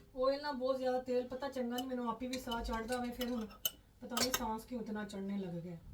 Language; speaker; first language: Urdu; non-native, local second language; Punjabi